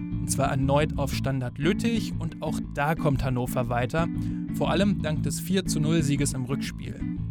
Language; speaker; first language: German; native; German